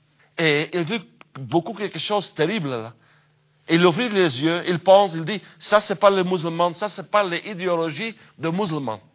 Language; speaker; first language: French; non-native, learner; Dutch